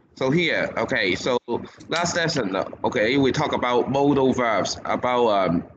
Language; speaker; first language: English; non-native, local second language; Cantonese